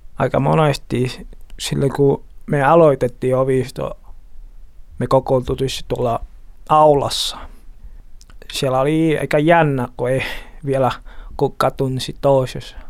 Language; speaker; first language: Finnish; non-native, learner; Portuguese